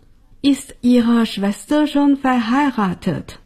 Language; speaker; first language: German; non-native, fluent; Chinese